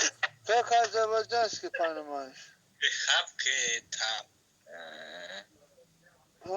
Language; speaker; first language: Russian; non-native, learner; Tajik